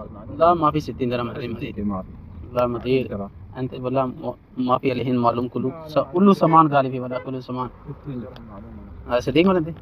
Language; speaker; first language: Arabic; non-native, learner; Urdu